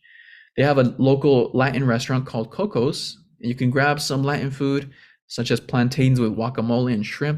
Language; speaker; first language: English; native; English